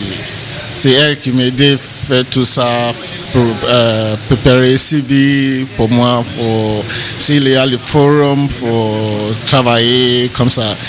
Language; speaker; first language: French; non-native, learner; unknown